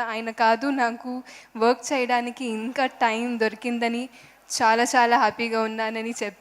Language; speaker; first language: Telugu; non-native, fluent; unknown